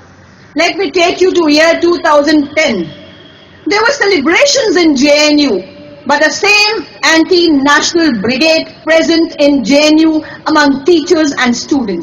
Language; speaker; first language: English; non-native, local second language; Hindi